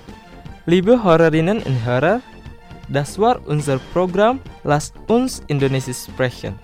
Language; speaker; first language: German; non-native, fluent; Indonesian